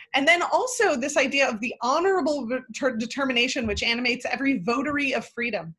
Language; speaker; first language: English; native; English